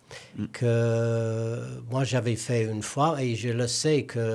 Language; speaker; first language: French; non-native, learner; English